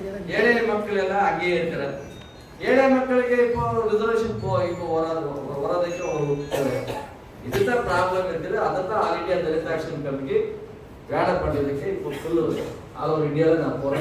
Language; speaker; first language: Tamil; non-native, learner; Kannada